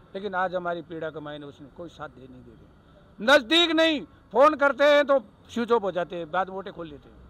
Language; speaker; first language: Hindi; native; Hindi